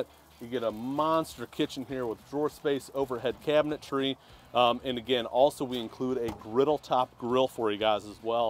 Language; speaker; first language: English; native; English